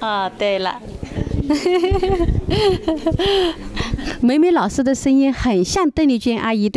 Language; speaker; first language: Chinese; native; Chinese